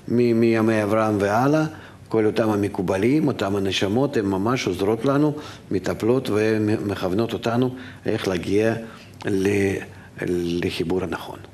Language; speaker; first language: Hebrew; non-native, fluent; Russian